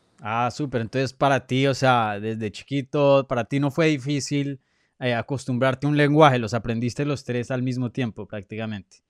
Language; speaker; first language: Spanish; native; Spanish